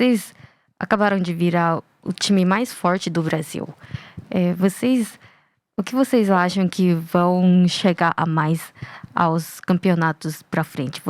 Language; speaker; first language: Portuguese; non-native, learner; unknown